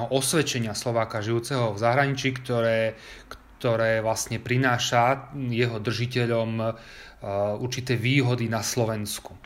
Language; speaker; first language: Slovak; early bilingual, heritage; Slovak